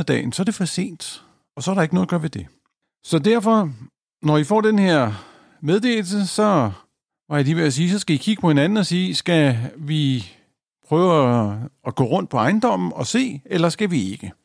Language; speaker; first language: Danish; native; Danish